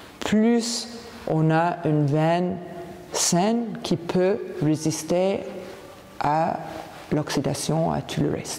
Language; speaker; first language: French; non-native, fluent; English